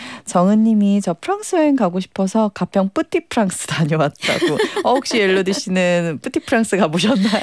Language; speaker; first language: Korean; native; Korean